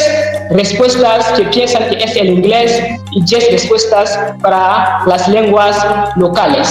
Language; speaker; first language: Spanish; non-native, fluent; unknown